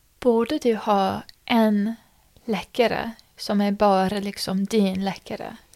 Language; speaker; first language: Swedish; non-native, fluent; English